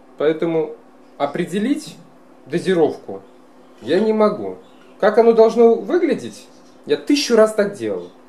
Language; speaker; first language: Russian; non-native, local second language; Kara-Kalpak